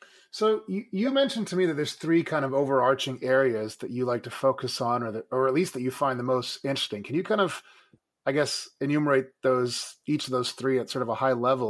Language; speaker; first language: English; native; English